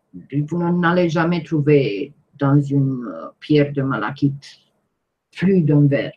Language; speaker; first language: French; non-native, fluent; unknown